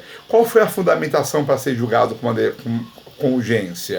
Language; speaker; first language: Portuguese; native; Portuguese